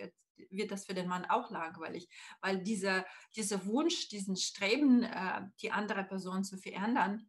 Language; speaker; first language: German; non-native, fluent; Russian